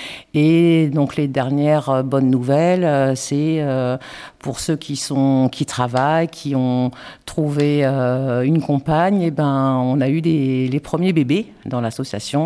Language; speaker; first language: French; native; French